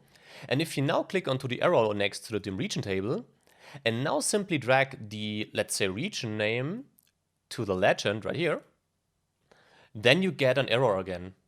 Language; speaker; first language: English; non-native, fluent; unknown